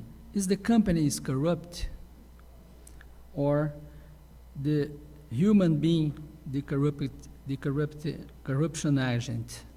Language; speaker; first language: English; non-native, learner; Portuguese